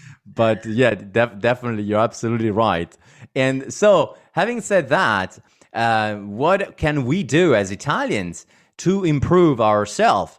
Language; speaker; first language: English; non-native, fluent; Italian